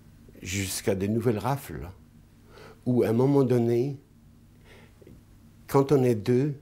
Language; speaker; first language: French; non-native, fluent; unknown